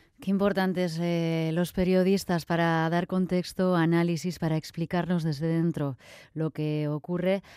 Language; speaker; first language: Spanish; native; Spanish